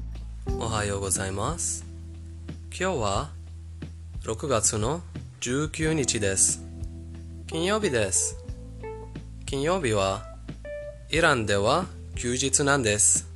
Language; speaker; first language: Japanese; non-native, fluent; Persian